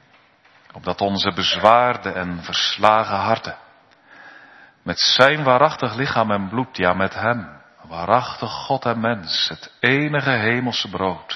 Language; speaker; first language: Dutch; native; Dutch